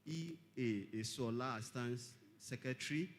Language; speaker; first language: English; non-native, local second language; Yoruba